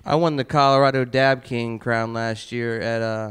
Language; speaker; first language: English; native; English